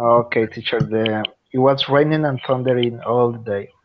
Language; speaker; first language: English; non-native, learner; Spanish